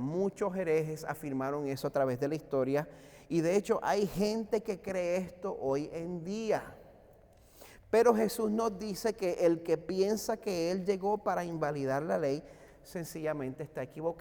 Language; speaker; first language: Spanish; native; Spanish